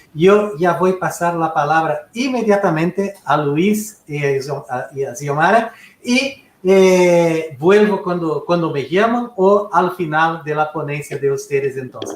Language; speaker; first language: Spanish; non-native, fluent; Portuguese